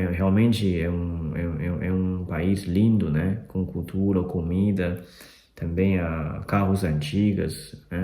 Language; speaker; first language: Portuguese; non-native, fluent; Chinese